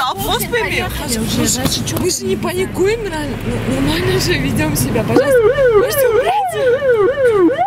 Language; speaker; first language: Russian; non-native, local second language; Kyrgyz